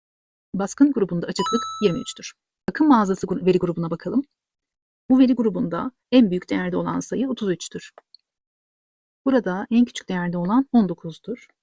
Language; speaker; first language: Turkish; native; Turkish